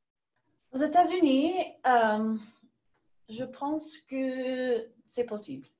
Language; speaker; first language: French; non-native, learner; English